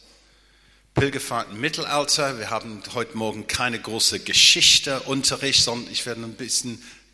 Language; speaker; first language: German; non-native, fluent; English